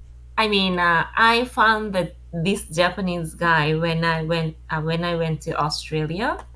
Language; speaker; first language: English; non-native, learner; Japanese